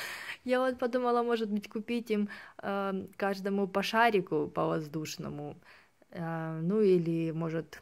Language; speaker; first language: Russian; native; Russian